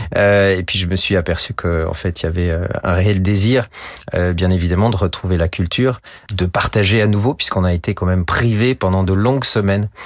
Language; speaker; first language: French; native; French